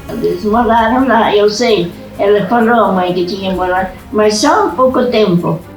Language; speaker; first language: Portuguese; non-native, local second language; German